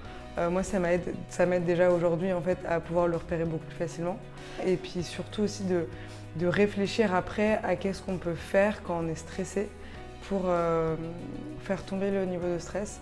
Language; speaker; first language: French; native; French